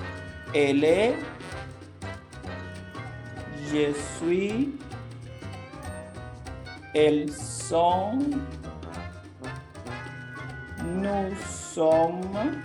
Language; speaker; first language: French; non-native, fluent; Portuguese